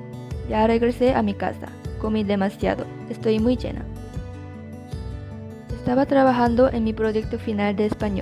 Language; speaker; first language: Spanish; non-native, learner; Korean